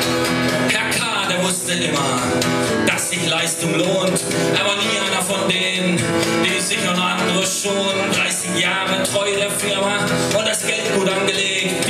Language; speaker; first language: German; native; German